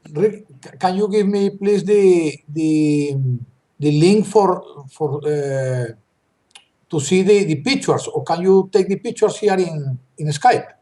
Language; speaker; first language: English; non-native, learner; Spanish